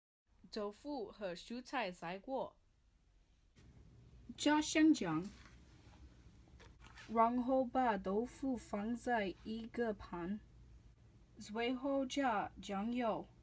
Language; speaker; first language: Chinese; non-native, learner; English